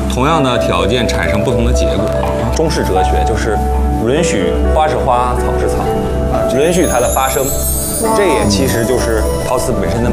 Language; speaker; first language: Chinese; native; Chinese